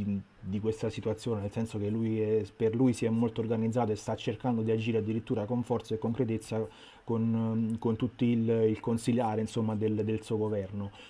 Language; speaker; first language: Italian; native; Italian